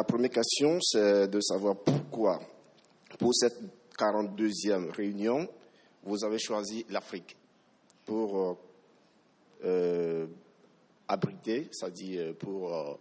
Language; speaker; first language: French; non-native, local second language; Ewe